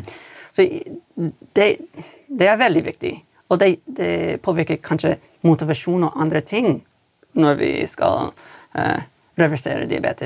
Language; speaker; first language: Swedish; non-native, learner; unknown